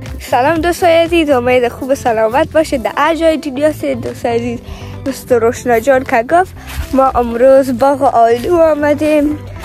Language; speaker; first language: Persian; early bilingual, heritage; Persian